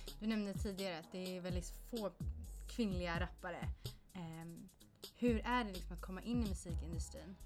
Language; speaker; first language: Swedish; native; Swedish